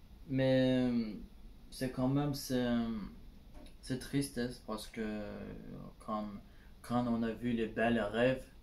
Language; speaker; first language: French; non-native, learner; Turkish